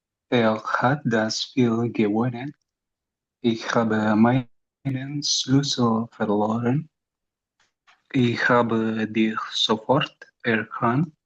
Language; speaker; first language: German; non-native, learner; Indonesian